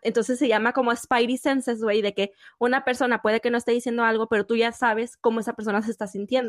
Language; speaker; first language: Spanish; native; Spanish